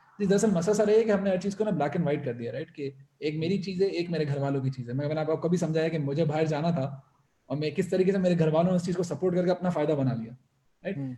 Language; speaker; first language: Urdu; native; Urdu